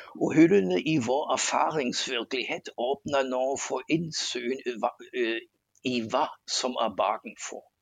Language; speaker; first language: Norwegian; non-native, fluent; German